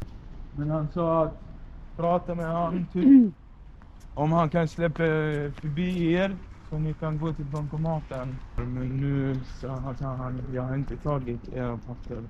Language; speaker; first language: Swedish; early bilingual, other home language; Arabic